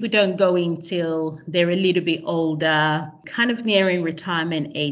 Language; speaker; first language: English; non-native, local second language; Yoruba